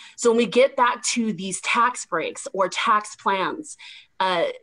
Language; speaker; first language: English; native; English